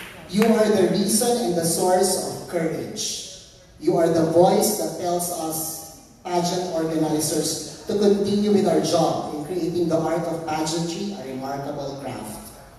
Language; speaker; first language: English; non-native, local second language; Filipino